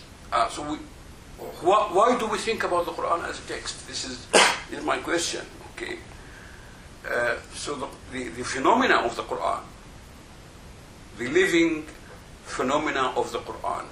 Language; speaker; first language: English; non-native, fluent; Arabic